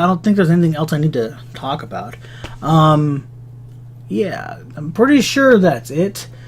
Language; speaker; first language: English; native; English